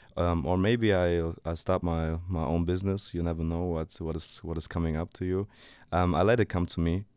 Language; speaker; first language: English; non-native, fluent; German